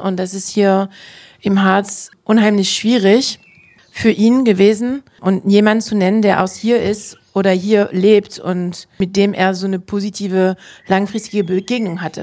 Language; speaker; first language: German; non-native, fluent; French